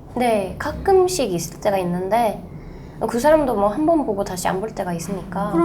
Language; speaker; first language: Korean; non-native, fluent; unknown